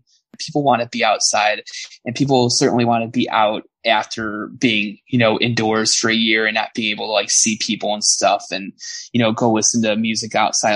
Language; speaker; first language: English; native; English